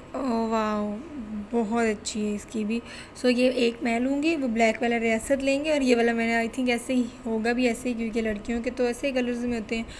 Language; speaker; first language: Urdu; non-native, local second language; Punjabi